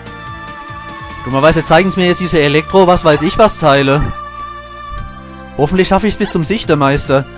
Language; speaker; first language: German; native; German